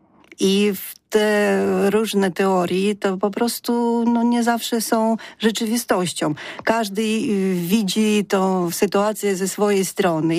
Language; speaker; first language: Polish; non-native, fluent; Ukrainian